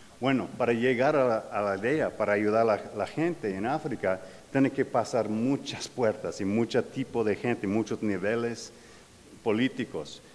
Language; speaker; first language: Spanish; non-native, learner; English